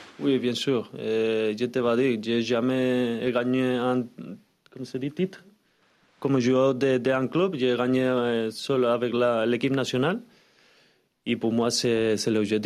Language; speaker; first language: French; non-native, learner; Spanish